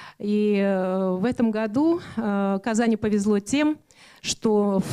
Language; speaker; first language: Russian; native; Russian